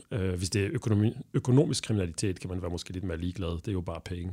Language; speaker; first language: Danish; non-native, fluent; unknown